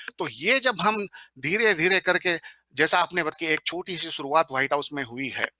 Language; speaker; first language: Hindi; non-native, local second language; Marathi